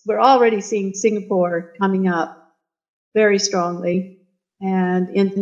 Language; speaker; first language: English; native; English